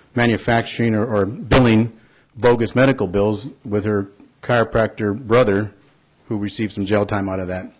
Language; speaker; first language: English; early bilingual, other home language; Spanish